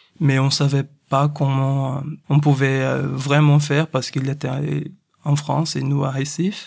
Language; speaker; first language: French; non-native, fluent; Portuguese